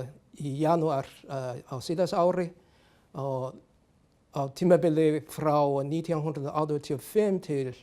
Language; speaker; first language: Icelandic; non-native, learner; Chinese